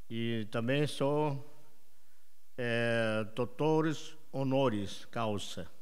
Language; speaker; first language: Portuguese; non-native, local second language; Yanomámi